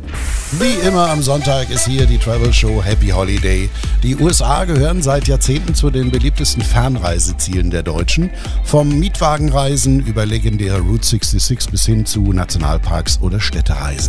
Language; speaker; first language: German; native; German